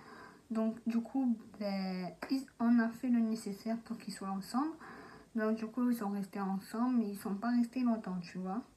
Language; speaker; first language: French; native; French